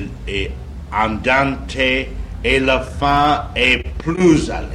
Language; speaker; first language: French; non-native, learner; English